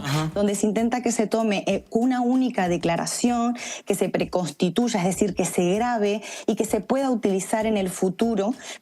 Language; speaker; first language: Spanish; native; Spanish